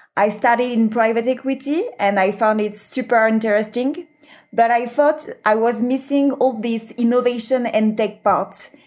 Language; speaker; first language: English; non-native, fluent; French